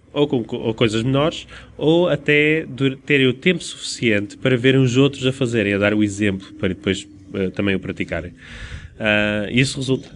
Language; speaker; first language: Portuguese; native; Portuguese